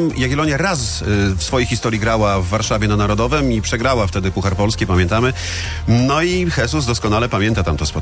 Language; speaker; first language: Polish; native; Polish